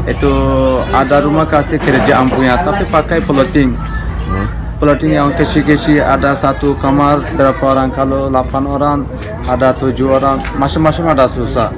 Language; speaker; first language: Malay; non-native, learner; Rohingya